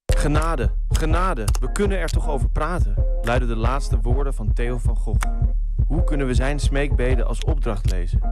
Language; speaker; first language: Dutch; native; Dutch